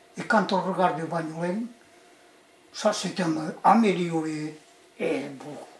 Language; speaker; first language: French; early bilingual, other home language; Catalan